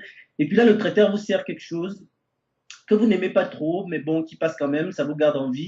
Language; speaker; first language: French; native; French